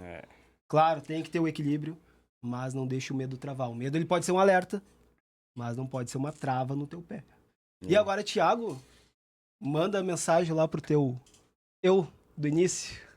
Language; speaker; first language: Portuguese; native; Portuguese